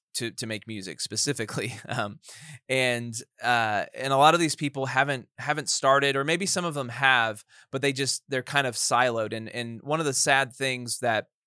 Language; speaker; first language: English; native; English